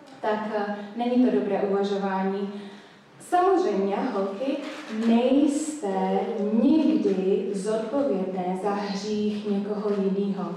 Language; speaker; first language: Czech; non-native, fluent; English